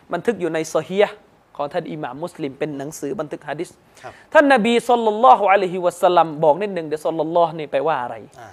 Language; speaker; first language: Thai; non-native, local second language; Malay